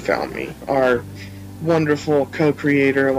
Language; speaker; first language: English; native; English